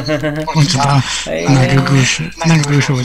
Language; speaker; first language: Chinese; non-native, learner; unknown